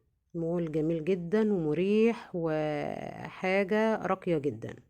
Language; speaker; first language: Arabic; native; Arabic